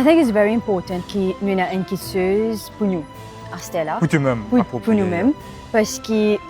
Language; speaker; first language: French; non-native, local second language; Morisyen